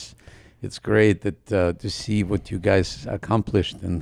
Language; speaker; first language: English; non-native, fluent; Ukrainian